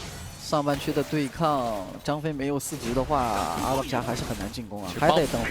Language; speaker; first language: Chinese; native; Chinese